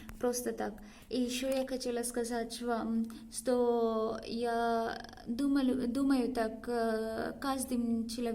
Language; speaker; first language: Russian; non-native, learner; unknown